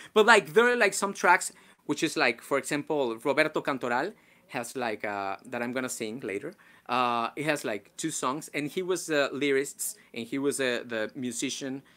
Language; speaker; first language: English; non-native, fluent; Spanish